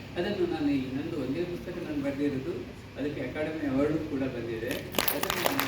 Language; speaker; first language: Kannada; non-native, local second language; Tulu